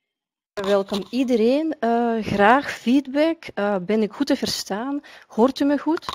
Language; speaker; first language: Dutch; non-native, fluent; Russian